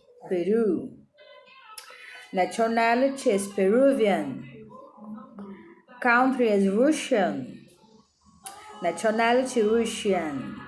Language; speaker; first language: English; non-native, learner; Portuguese